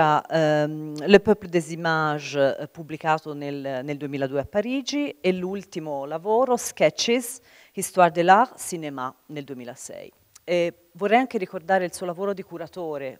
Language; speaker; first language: Italian; native; Italian